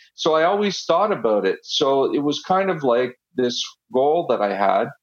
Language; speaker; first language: English; non-native, fluent; Italian